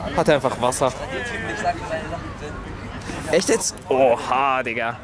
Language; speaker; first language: German; native; German